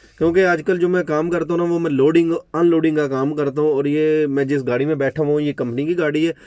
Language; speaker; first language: Urdu; non-native, local second language; Punjabi